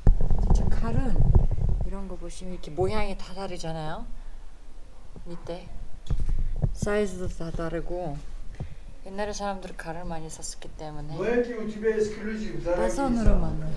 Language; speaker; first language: Korean; non-native, fluent; Uzbek